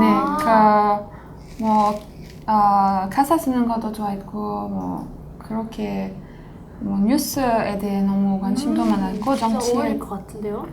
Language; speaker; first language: Korean; non-native, fluent; French